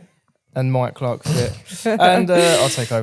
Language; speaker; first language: English; native; English